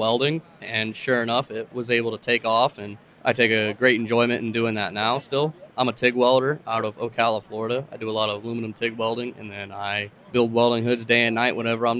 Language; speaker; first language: English; native; English